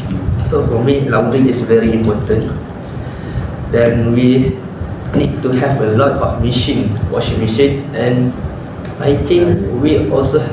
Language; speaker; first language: English; non-native, learner; Malay